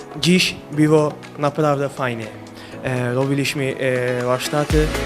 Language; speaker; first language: Polish; native; Polish